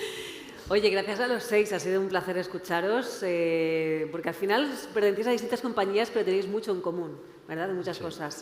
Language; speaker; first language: Spanish; native; Spanish